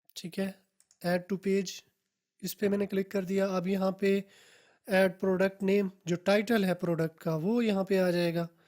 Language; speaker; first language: Urdu; non-native, local second language; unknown